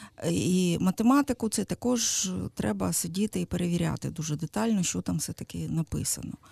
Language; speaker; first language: Ukrainian; native; Ukrainian